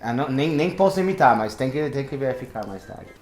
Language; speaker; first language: Portuguese; non-native, fluent; English